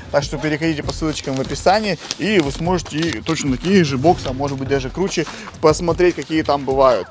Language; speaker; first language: Russian; native; Russian